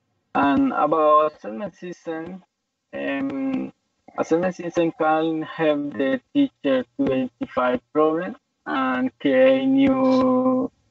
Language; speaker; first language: English; non-native, learner; Spanish